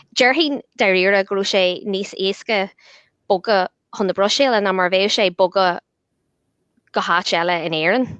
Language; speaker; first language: Irish; non-native, local second language; English